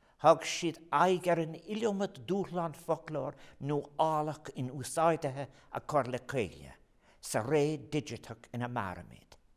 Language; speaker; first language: Irish; non-native, local second language; English